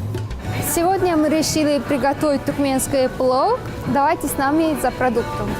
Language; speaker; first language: Russian; non-native, learner; Turkmen